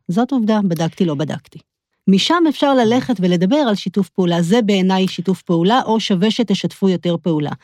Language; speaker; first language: Hebrew; native; Hebrew